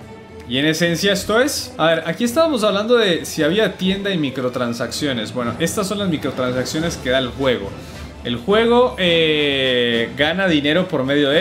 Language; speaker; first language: Spanish; native; Spanish